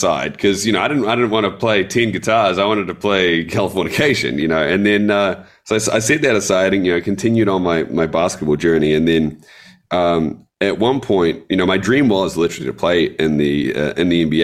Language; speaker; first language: English; native; English